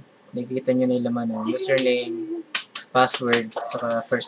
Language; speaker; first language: Filipino; native; Filipino